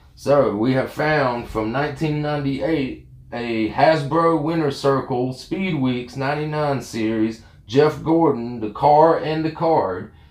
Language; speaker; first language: English; native; English